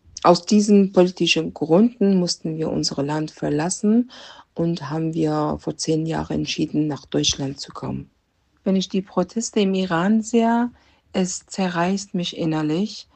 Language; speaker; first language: German; non-native, fluent; Persian